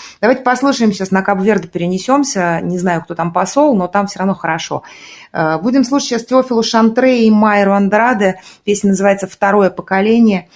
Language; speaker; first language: Russian; native; Russian